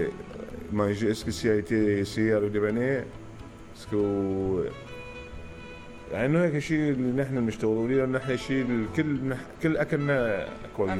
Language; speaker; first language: French; non-native, learner; Arabic